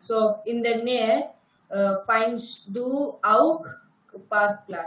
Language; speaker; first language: German; non-native, learner; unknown